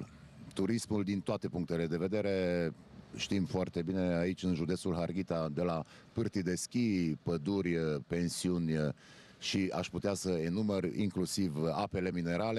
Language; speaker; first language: Romanian; native; Romanian